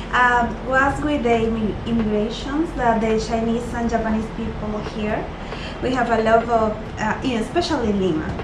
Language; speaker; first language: English; non-native, learner; Spanish